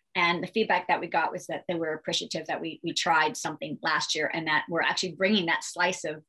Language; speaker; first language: English; native; English